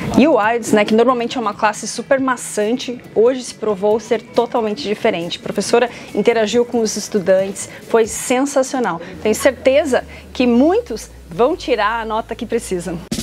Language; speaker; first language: Portuguese; native; Portuguese